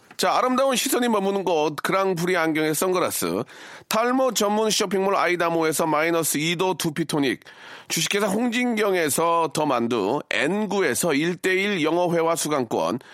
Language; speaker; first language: Korean; native; Korean